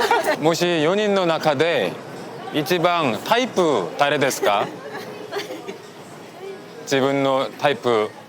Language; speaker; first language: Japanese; non-native, learner; Korean